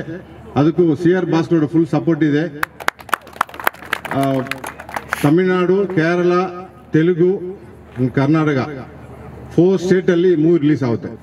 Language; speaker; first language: Kannada; non-native, learner; Tamil